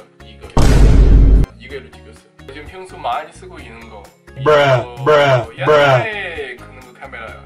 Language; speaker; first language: Korean; early bilingual, heritage; English